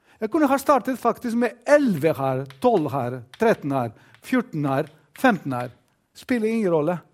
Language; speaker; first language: Norwegian; non-native, fluent; Greek